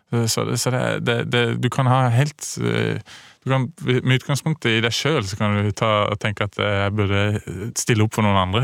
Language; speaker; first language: Norwegian; native; Norwegian